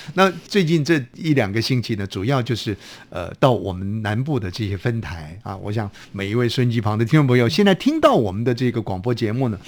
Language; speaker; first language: Chinese; native; Chinese